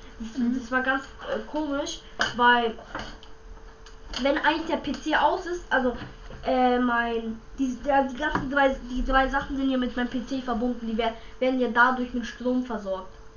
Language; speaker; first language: German; native; German